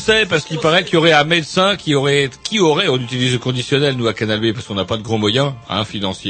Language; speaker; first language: French; native; French